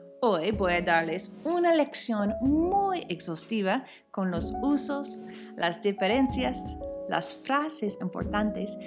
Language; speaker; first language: Spanish; non-native, fluent; English